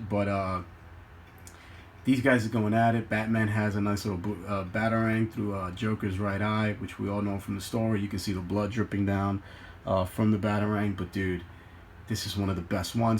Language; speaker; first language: English; native; English